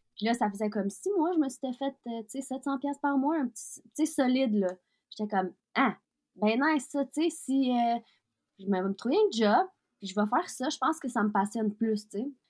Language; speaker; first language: French; early bilingual, other home language; Russian